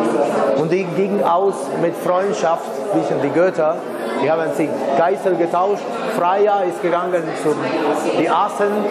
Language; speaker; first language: German; non-native, fluent; Spanish